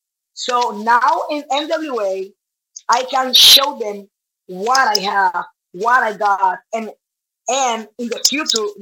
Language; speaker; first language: English; non-native, learner; Spanish